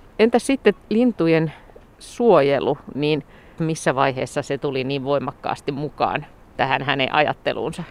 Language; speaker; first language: Finnish; native; Finnish